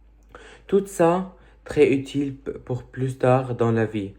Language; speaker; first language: French; early bilingual, other home language; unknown